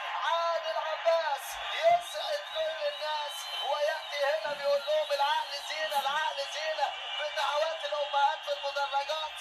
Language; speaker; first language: Arabic; native; Arabic